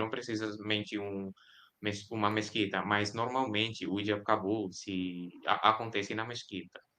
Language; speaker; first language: Portuguese; non-native, fluent; Indonesian